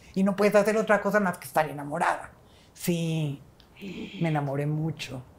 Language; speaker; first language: Spanish; native; Spanish